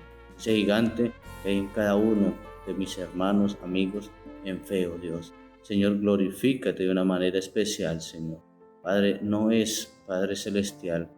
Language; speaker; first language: Spanish; native; Spanish